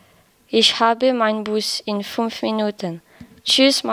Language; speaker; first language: German; non-native, learner; French